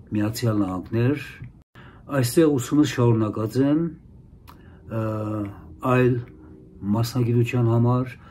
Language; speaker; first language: Armenian; early bilingual, heritage; Armenian